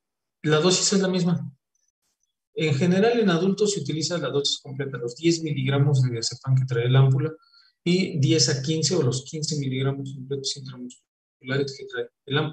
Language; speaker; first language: Spanish; native; Spanish